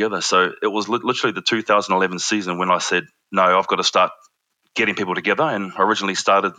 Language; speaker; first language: English; native; English